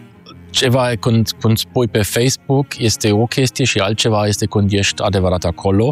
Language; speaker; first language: Romanian; non-native, fluent; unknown